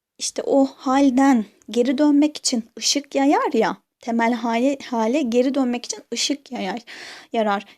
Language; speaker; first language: Turkish; native; Turkish